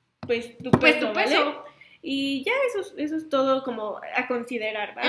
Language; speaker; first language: Spanish; native; Spanish